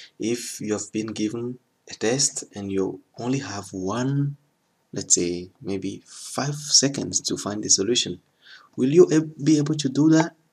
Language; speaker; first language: English; non-native, fluent; French